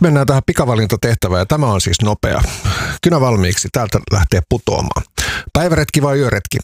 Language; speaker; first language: Finnish; native; Finnish